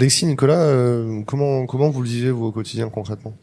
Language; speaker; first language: French; native; French